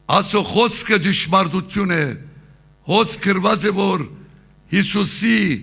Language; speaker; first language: Armenian; early bilingual, heritage; Armenian